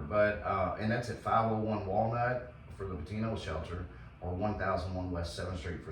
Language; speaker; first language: English; native; English